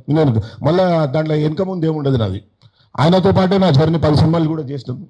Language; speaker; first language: Telugu; native; Telugu